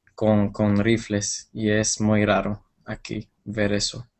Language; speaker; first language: Spanish; non-native, fluent; English